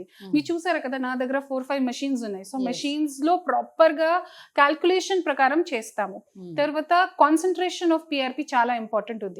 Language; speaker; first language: Telugu; non-native, local second language; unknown